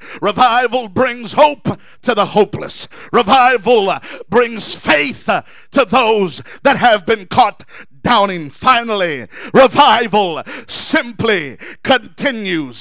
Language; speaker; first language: English; early bilingual, other home language; Spanish